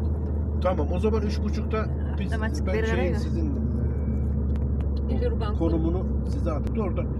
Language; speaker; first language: Turkish; non-native, fluent; Kyrgyz